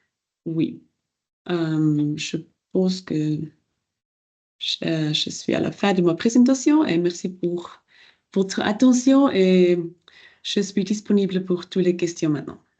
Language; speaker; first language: French; non-native, local second language; German